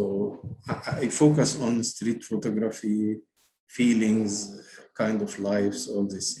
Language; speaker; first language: English; non-native, learner; Arabic